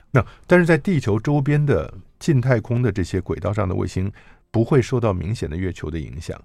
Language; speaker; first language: Chinese; native; Chinese